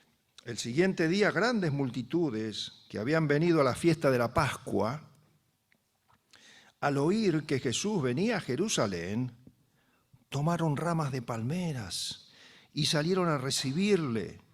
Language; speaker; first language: Spanish; native; Spanish